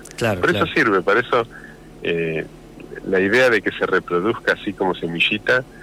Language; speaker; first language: Spanish; native; Spanish